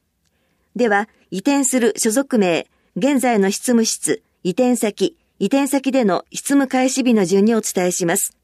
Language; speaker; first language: Japanese; native; Japanese